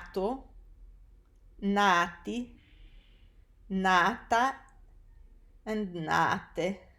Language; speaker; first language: Italian; non-native, fluent; English